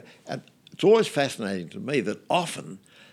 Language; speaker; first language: English; native; English